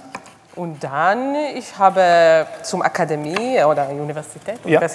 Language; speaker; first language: German; non-native, learner; Hebrew